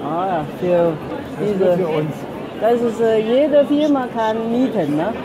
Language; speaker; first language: German; non-native, learner; Chinese